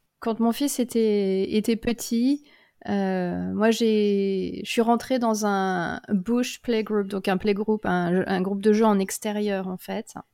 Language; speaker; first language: French; native; French